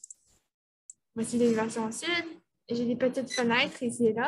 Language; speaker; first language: French; native; French